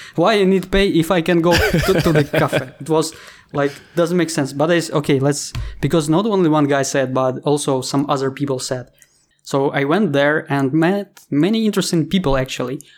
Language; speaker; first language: English; non-native, fluent; Ukrainian